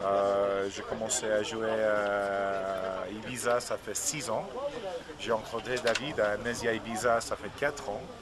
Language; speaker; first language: French; non-native, learner; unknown